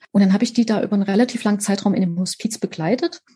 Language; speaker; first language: German; native; German